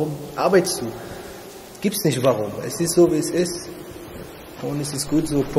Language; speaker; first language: German; non-native, fluent; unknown